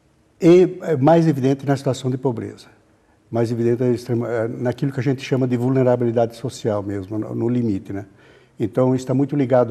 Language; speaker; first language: Portuguese; native; Portuguese